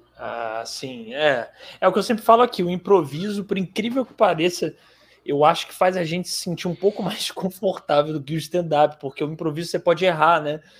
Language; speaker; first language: Portuguese; native; Portuguese